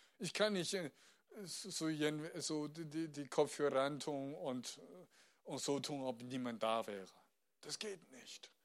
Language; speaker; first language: German; non-native, fluent; Chinese